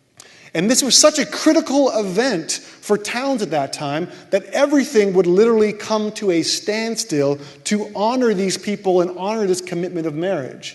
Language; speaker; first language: English; native; English